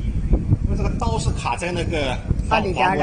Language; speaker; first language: Chinese; native; Chinese